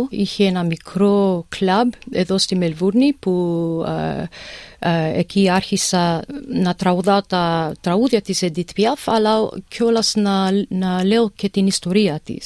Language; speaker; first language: Greek; early bilingual, heritage; English